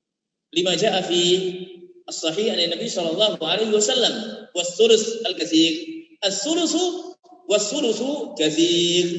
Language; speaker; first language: Arabic; non-native, fluent; Indonesian